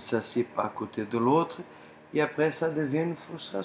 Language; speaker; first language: French; non-native, fluent; Portuguese